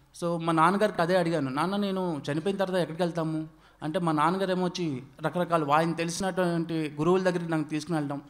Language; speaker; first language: Telugu; non-native, local second language; Odia